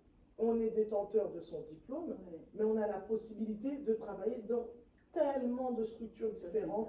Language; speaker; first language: French; native; French